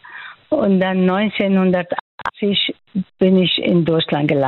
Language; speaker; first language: German; non-native, fluent; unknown